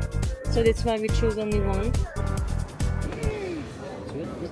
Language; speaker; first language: English; non-native, learner; Turkish